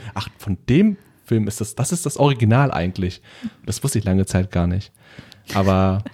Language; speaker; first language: German; early bilingual, other home language; Vietnamese